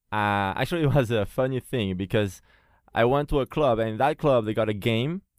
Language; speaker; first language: English; non-native, fluent; Portuguese